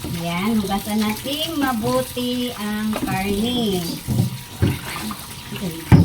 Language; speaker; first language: Filipino; non-native, local second language; Cebuano